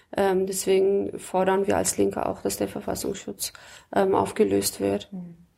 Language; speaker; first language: German; early bilingual, other home language; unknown